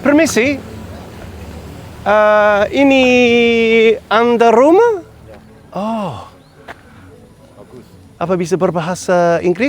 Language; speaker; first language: Indonesian; non-native, learner; English